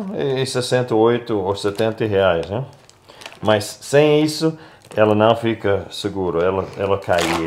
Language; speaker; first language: Portuguese; non-native, learner; English